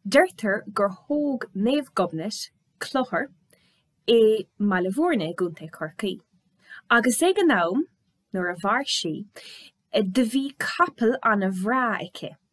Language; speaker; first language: Irish; native; Irish